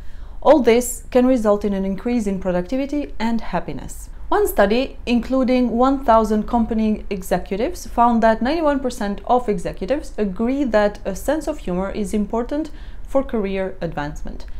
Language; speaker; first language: English; non-native, fluent; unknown